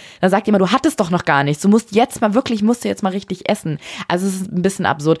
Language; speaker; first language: German; native; German